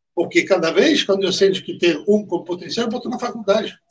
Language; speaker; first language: Portuguese; non-native, fluent; French